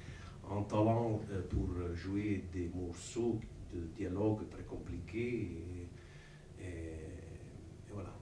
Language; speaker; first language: French; non-native, learner; Italian